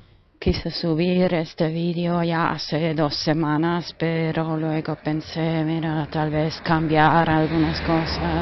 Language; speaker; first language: Spanish; non-native, fluent; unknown